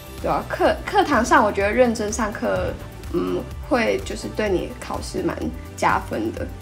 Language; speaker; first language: Chinese; native; Chinese